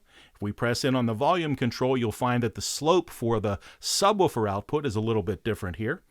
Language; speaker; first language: English; native; English